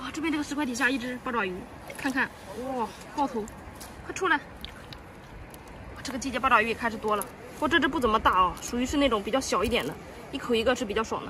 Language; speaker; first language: Chinese; native; Chinese